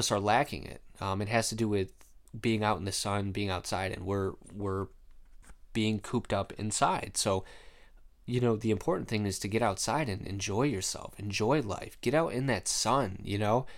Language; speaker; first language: English; native; English